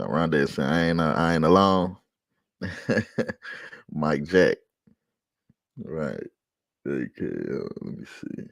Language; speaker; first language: English; native; English